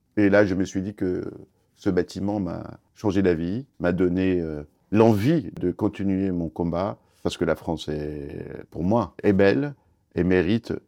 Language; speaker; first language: French; non-native, fluent; Kurdish